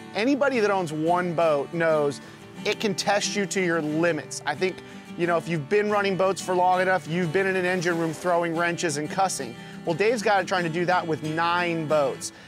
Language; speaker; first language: English; native; English